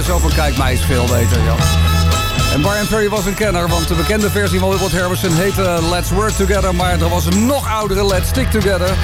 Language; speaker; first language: Dutch; native; Dutch